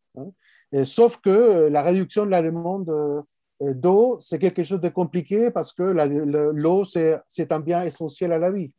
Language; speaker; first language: French; non-native, fluent; Spanish